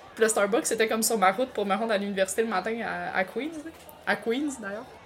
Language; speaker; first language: French; native; French